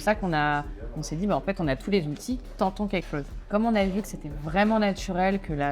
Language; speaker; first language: French; native; French